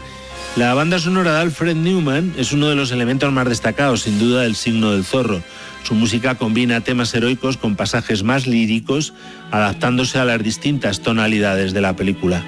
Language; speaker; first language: Spanish; native; Spanish